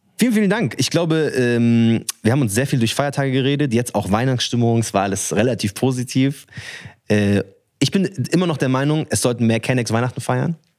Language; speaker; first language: German; early bilingual, other home language; Arabic